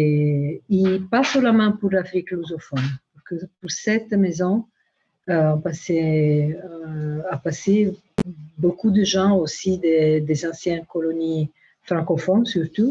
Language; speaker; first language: French; non-native, fluent; Italian